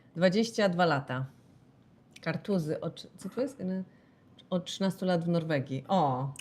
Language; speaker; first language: Polish; native; Polish